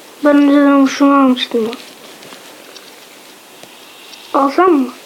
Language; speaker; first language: Turkish; native; Turkish